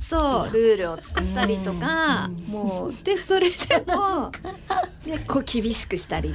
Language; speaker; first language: Japanese; native; Japanese